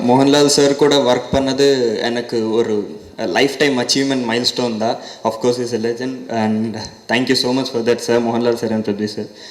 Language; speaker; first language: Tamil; non-native, learner; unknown